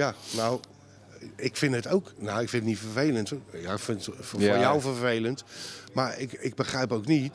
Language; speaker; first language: Dutch; native; Dutch